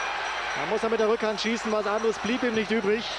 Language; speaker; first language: German; native; German